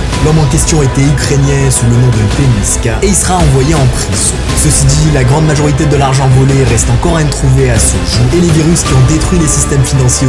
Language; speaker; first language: French; native; French